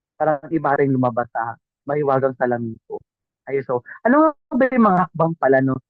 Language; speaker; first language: Filipino; non-native, local second language; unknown